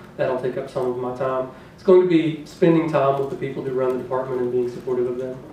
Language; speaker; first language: English; native; English